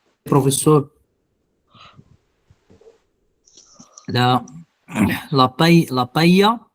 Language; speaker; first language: Spanish; non-native, learner; Arabic